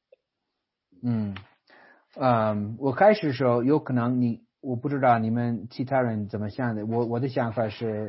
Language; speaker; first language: Chinese; non-native, fluent; English